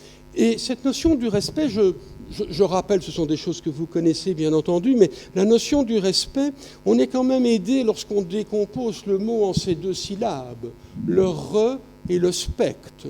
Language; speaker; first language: French; native; French